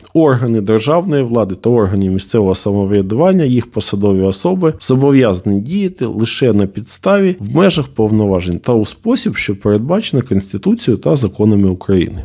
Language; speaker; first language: Russian; native; Russian